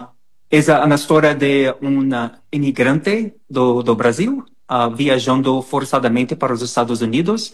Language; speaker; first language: Spanish; non-native, learner; Portuguese